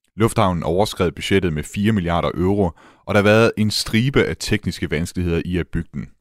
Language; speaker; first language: Danish; native; Danish